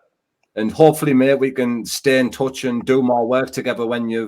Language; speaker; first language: English; native; English